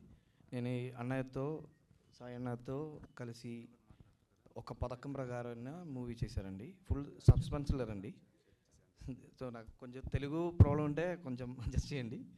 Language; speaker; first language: Telugu; non-native, learner; Malayalam